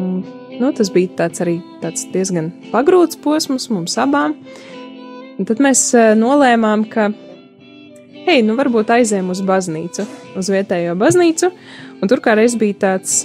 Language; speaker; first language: Latvian; native; Latvian